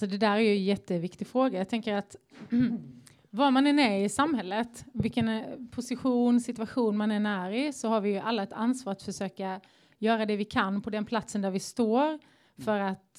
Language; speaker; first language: Swedish; native; Swedish